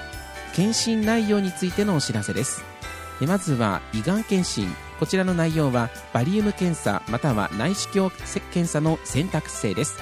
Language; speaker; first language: Japanese; native; Japanese